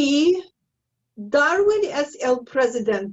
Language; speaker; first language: Spanish; non-native, learner; English